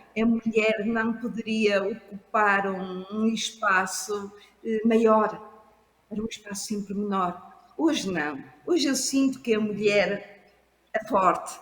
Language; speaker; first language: Portuguese; native; Portuguese